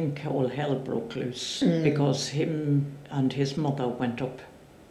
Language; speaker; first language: English; native; English